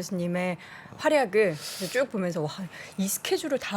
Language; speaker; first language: Korean; native; Korean